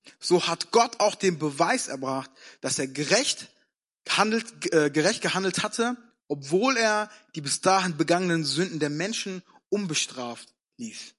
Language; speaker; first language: German; early bilingual, other home language; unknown